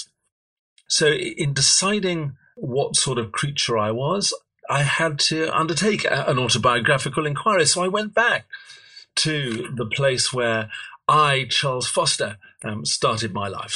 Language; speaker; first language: English; native; English